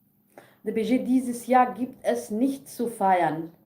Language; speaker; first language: German; non-native, learner; Kurdish